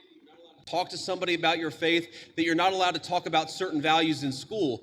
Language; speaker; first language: English; native; English